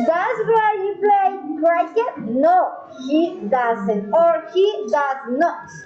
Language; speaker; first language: English; non-native, learner; Spanish